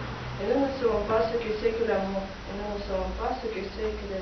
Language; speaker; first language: French; non-native, learner; Russian